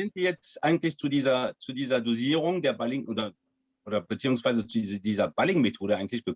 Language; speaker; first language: German; non-native, fluent; French